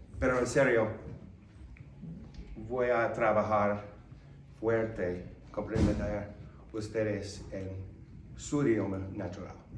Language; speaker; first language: Spanish; early bilingual, heritage; English